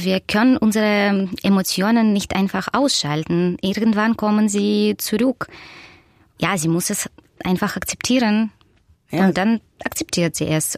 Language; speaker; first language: German; non-native, fluent; Russian